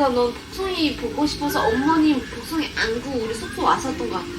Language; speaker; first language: Korean; non-native, fluent; Chinese